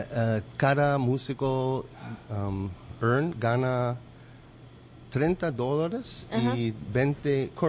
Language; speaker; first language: Spanish; non-native, learner; English